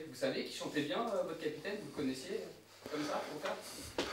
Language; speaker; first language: French; native; French